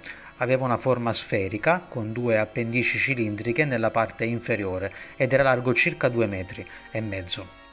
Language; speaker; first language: Italian; native; Italian